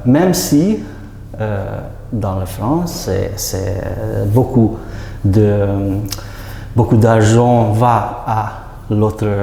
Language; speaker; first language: French; non-native, learner; Hungarian